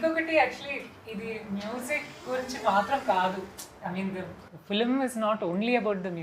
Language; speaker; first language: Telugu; non-native, fluent; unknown